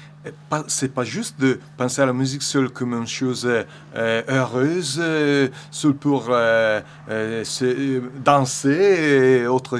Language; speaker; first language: French; non-native, learner; Italian